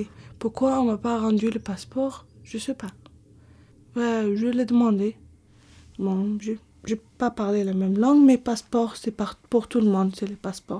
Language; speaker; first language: French; non-native, learner; Arabic